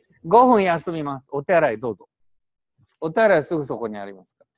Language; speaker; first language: Japanese; native; Japanese